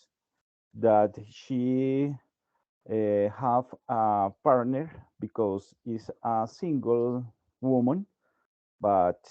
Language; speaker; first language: English; non-native, learner; Spanish